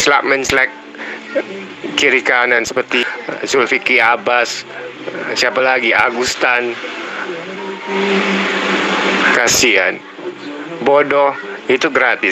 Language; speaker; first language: Indonesian; native; Indonesian